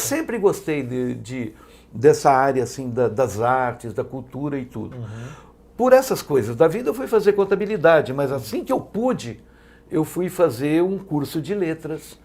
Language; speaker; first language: Portuguese; native; Portuguese